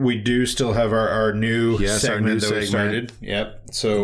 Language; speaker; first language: English; native; English